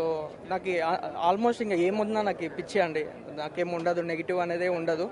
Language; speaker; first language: Telugu; native; Telugu